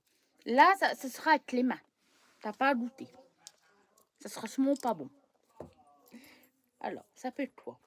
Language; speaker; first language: French; native; French